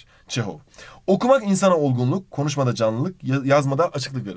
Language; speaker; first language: Turkish; native; Turkish